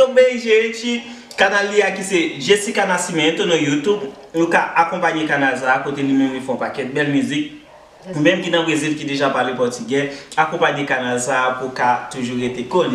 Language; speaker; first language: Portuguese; non-native, learner; Haitian Creole